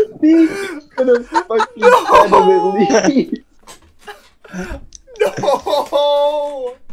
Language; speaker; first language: English; native; English